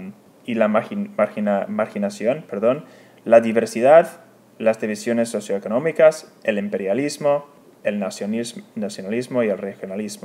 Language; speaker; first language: Spanish; non-native, fluent; English